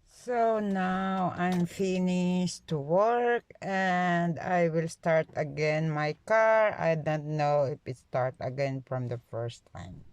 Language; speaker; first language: English; non-native, local second language; Filipino